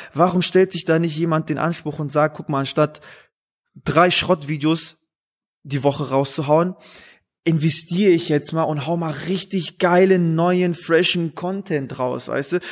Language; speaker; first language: German; native; German